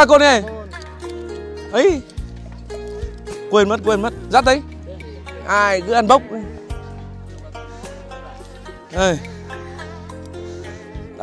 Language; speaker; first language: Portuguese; non-native, learner; Vietnamese